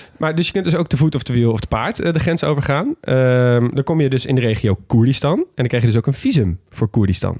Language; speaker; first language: Dutch; native; Dutch